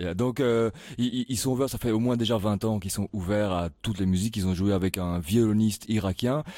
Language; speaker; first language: French; native; French